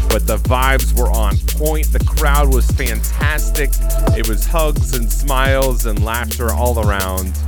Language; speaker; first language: English; native; English